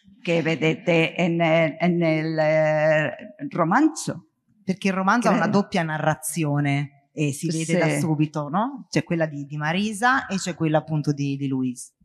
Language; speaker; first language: Italian; non-native, learner; Spanish